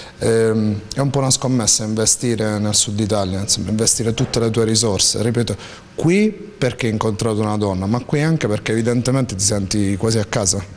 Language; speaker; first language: Italian; native; Italian